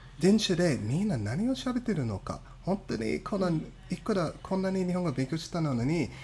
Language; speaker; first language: Japanese; non-native, fluent; English